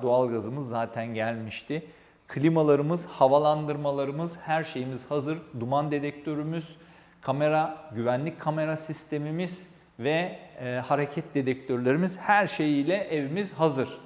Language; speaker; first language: Turkish; native; Turkish